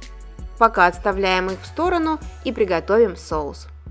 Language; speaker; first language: Russian; native; Russian